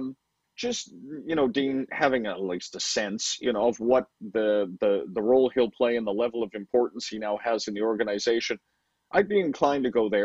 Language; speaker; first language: English; native; English